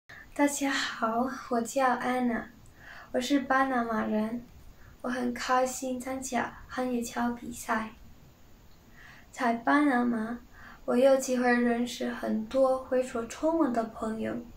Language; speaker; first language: Chinese; non-native, learner; Spanish